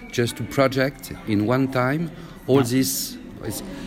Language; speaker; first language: English; non-native, learner; French